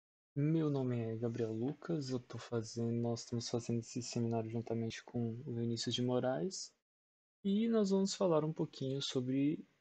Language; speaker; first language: Portuguese; native; Portuguese